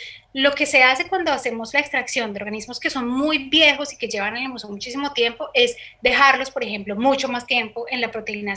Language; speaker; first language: Spanish; native; Spanish